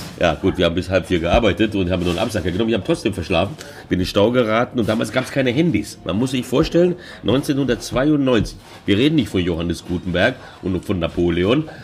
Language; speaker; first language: German; early bilingual, other home language; Hungarian